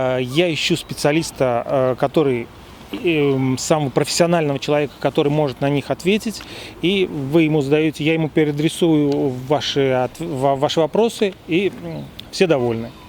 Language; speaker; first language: Russian; native; Russian